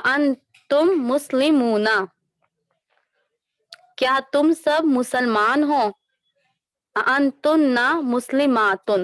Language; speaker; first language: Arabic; non-native, learner; Urdu